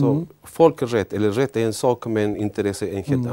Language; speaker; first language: Swedish; non-native, learner; Spanish